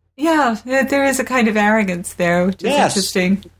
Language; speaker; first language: English; native; English